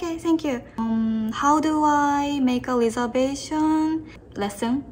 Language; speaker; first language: English; non-native, learner; Japanese